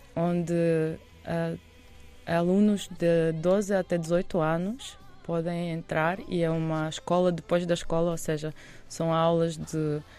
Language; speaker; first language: Portuguese; non-native, fluent; Russian